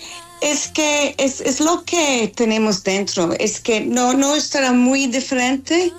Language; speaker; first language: Spanish; non-native, fluent; English